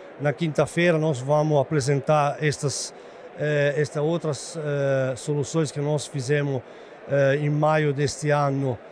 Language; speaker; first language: Portuguese; non-native, fluent; Italian